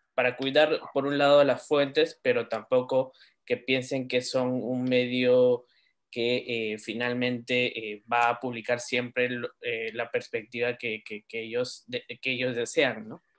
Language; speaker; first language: Spanish; native; Spanish